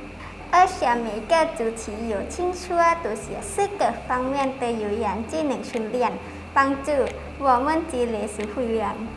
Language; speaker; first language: Chinese; non-native, learner; Thai